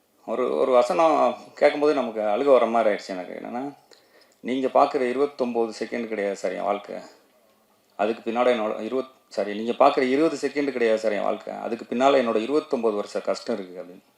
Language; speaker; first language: Tamil; native; Tamil